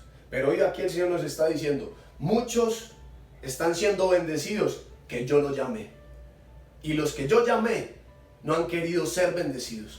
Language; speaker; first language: Spanish; native; Spanish